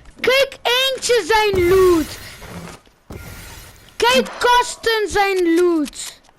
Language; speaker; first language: Dutch; early bilingual, other home language; Turkish